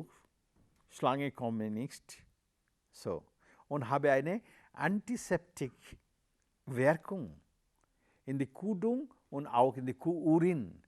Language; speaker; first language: German; non-native, learner; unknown